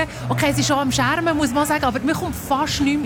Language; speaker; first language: German; native; German